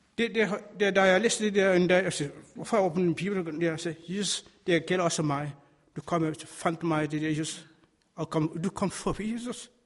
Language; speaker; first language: Danish; non-native, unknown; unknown